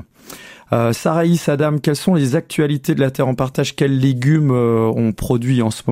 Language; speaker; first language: French; native; French